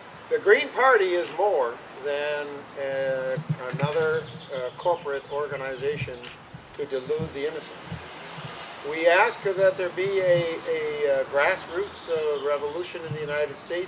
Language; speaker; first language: English; native; English